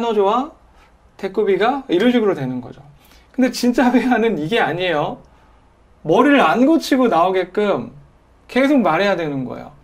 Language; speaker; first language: Korean; native; Korean